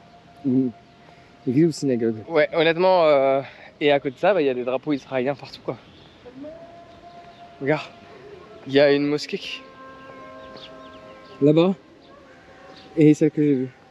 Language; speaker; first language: French; native; French